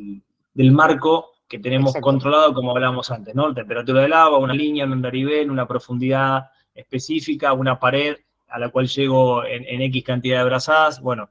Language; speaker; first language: Spanish; native; Spanish